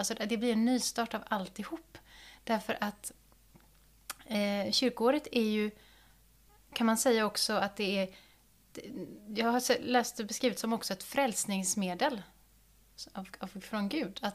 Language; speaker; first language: Swedish; native; Swedish